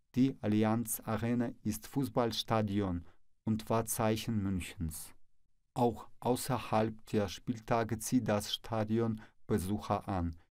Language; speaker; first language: German; non-native, fluent; Russian